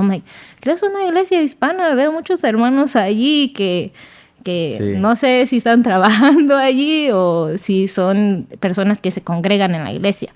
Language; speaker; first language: Spanish; early bilingual, other home language; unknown